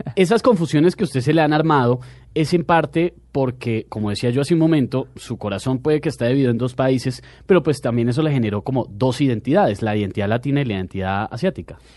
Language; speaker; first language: Spanish; native; Spanish